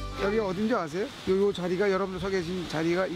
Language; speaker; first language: Korean; native; Korean